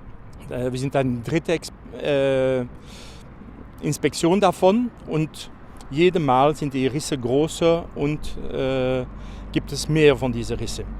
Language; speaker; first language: German; non-native, fluent; French